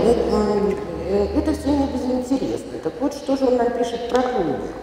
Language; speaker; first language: Russian; native; Russian